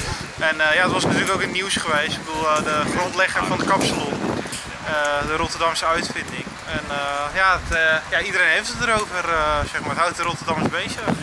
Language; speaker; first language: Dutch; native; Dutch